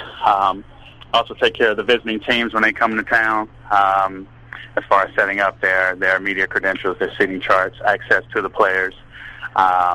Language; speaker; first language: English; native; English